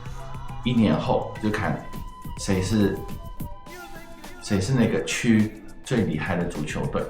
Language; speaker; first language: Chinese; non-native, fluent; Dutch